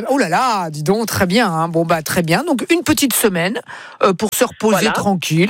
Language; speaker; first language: French; native; French